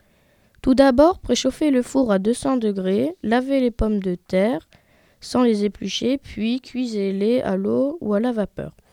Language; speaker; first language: French; native; French